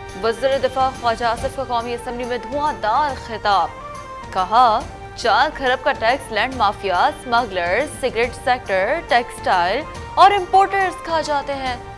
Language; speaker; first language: Urdu; native; Urdu